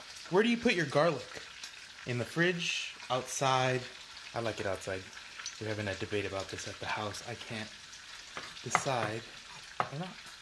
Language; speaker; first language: English; early bilingual, other home language; Spanish